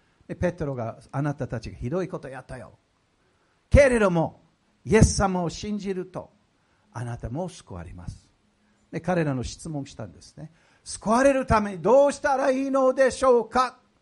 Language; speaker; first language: Japanese; non-native, fluent; English